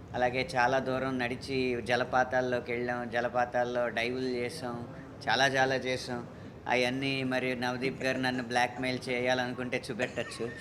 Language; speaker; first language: Telugu; native; Telugu